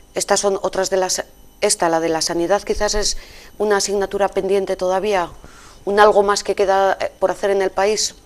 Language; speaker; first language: Spanish; native; Spanish